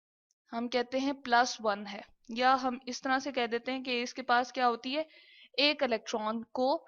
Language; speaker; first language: Hindi; non-native, local second language; Punjabi